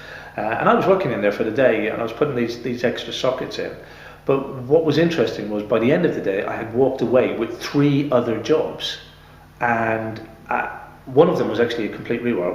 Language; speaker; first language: English; native; English